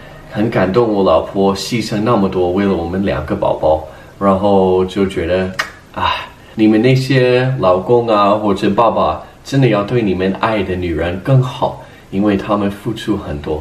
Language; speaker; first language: Chinese; non-native, fluent; English